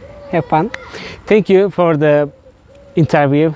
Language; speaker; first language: English; non-native, learner; Turkish